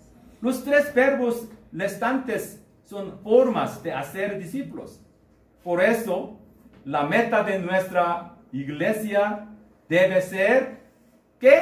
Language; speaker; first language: Spanish; non-native, learner; Korean